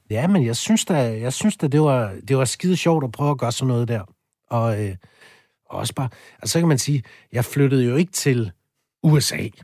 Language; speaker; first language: Danish; native; Danish